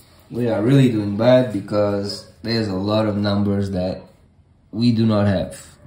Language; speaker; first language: English; early bilingual, other home language; Portuguese